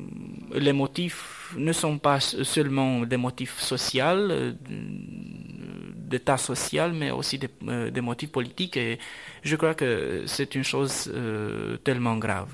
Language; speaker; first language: French; non-native, fluent; Romanian